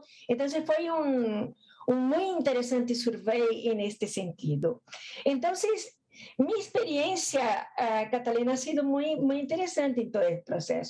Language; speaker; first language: Spanish; non-native, fluent; Portuguese